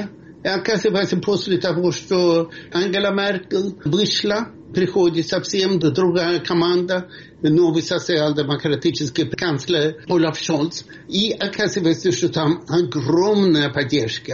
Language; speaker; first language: Russian; non-native, fluent; Swedish